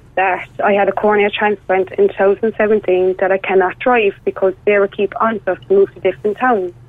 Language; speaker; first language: English; native; English